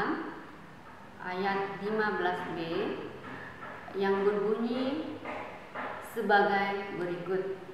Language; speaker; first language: Indonesian; native; Indonesian